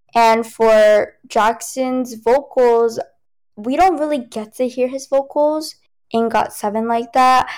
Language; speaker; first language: English; early bilingual, other home language; Cantonese